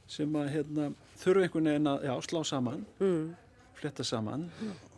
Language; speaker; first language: Icelandic; native; Icelandic